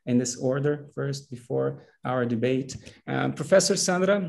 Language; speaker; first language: English; non-native, fluent; Portuguese